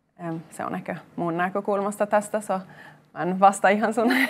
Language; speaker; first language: Finnish; non-native, local second language; Swedish